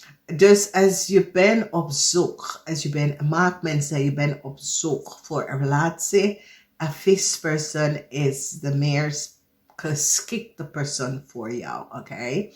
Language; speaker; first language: Dutch; non-native, fluent; English